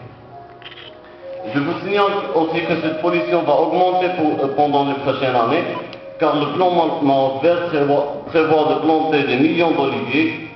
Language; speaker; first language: French; non-native, local second language; Arabic